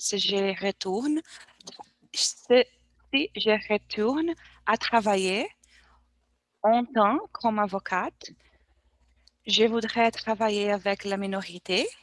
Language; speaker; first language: French; non-native, learner; Portuguese